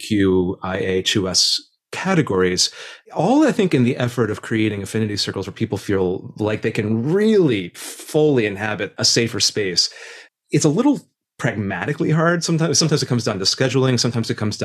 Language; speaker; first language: English; native; English